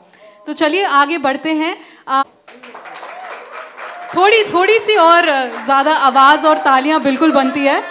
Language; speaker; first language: Hindi; native; Hindi